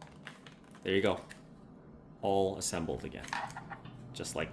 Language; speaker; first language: English; native; English